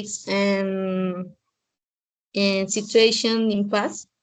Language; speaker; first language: English; non-native, learner; Spanish